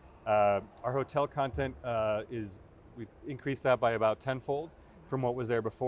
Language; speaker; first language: English; native; English